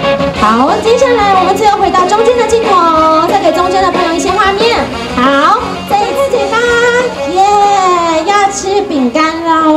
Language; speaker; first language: Chinese; native; Chinese